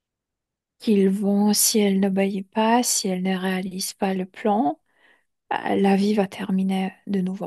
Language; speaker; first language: French; non-native, fluent; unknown